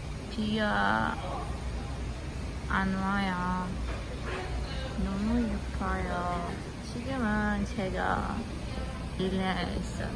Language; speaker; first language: Korean; non-native, learner; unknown